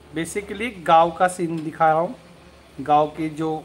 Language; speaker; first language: Hindi; non-native, local second language; Marathi